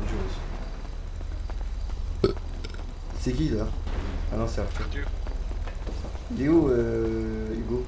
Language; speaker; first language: French; native; French